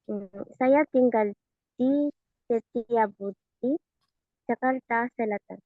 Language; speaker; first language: Indonesian; non-native, learner; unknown